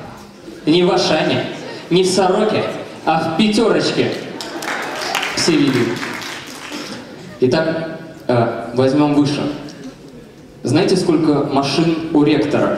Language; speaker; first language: Russian; native; Russian